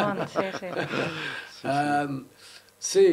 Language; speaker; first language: Spanish; native; Spanish